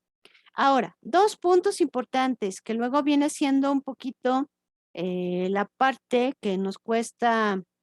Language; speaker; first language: Spanish; native; Spanish